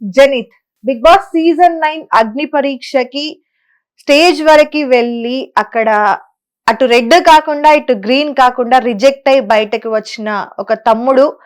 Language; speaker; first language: Telugu; native; Telugu